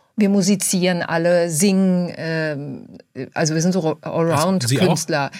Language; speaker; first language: German; native; German